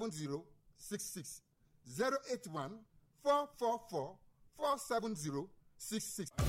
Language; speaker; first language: Nigerian Pidgin; non-native, local second language; Igbo